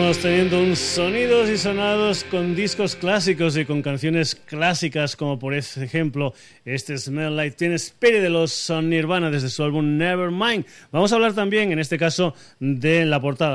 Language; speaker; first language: Spanish; native; Spanish